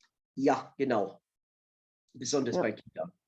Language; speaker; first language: German; non-native, fluent; Polish